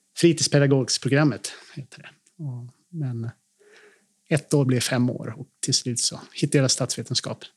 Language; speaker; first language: Swedish; native; Swedish